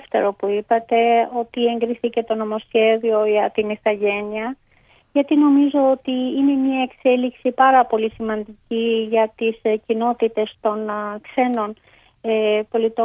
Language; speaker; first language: Greek; non-native, fluent; Albanian